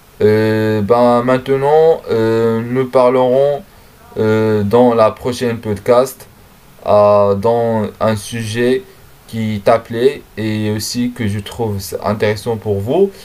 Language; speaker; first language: French; non-native, learner; Arabic